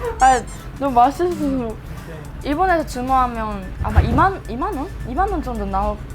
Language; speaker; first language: Korean; early bilingual, heritage; Japanese